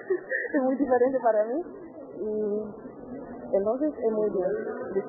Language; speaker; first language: Spanish; non-native, learner; English